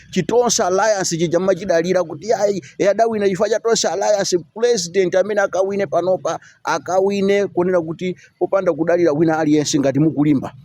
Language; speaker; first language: Nyanja; native; Nyanja